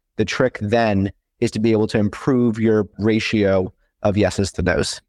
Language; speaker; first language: English; native; English